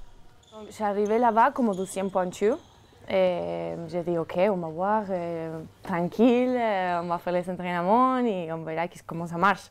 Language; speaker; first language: French; non-native, learner; Spanish